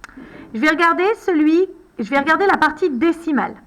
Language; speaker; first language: French; native; French